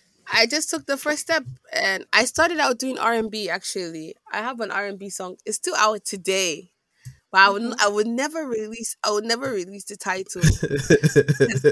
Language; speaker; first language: English; non-native, local second language; Igbo